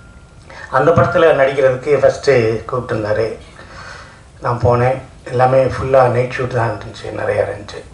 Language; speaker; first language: Tamil; native; Tamil